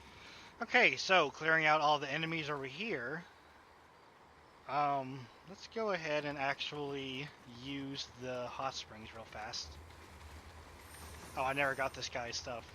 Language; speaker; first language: English; native; English